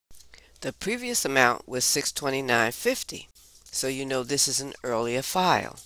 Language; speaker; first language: English; native; English